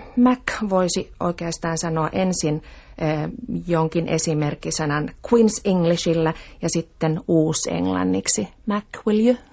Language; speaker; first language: Finnish; native; Finnish